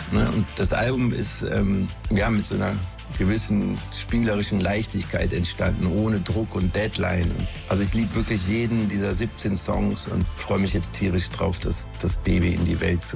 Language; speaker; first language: German; native; German